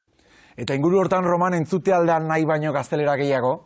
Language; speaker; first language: Basque; native; Basque